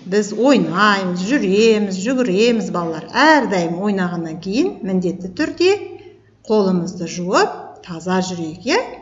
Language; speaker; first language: Kazakh; native; Kazakh